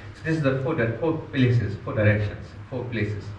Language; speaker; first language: English; non-native, learner; Nepali